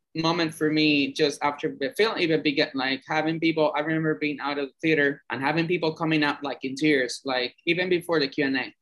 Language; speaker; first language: English; non-native, fluent; Spanish